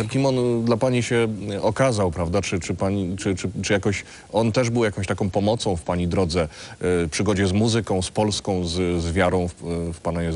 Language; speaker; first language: Polish; native; Polish